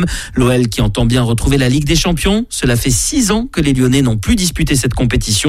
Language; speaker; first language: French; native; French